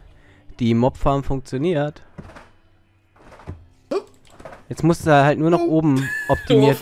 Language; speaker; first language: German; native; German